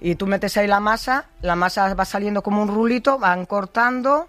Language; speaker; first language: Spanish; native; Spanish